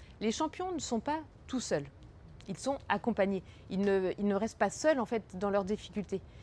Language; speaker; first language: French; native; French